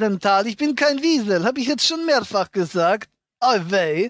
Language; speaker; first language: German; native; German